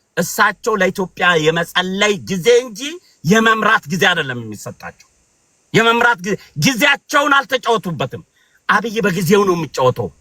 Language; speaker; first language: Amharic; non-native, local second language; Oromo